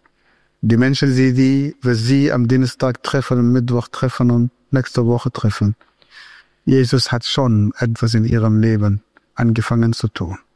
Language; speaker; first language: German; non-native, fluent; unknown